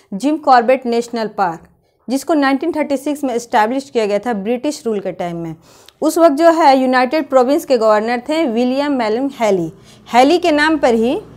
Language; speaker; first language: Hindi; native; Hindi